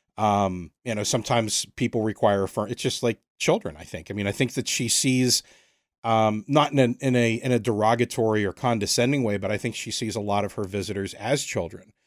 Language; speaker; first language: English; native; English